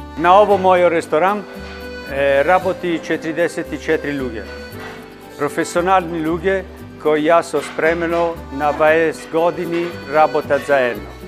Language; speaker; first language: Macedonian; non-native, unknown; Italian